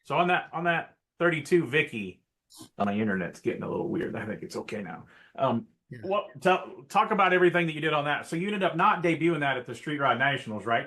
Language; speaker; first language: English; native; English